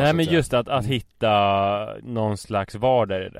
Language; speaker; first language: Swedish; native; Swedish